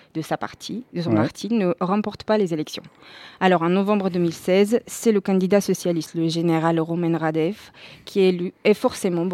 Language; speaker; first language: French; non-native, fluent; Spanish